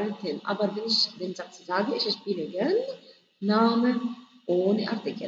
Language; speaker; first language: German; non-native, fluent; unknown